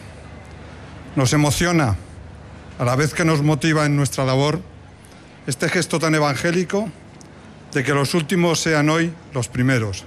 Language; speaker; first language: Spanish; native; Spanish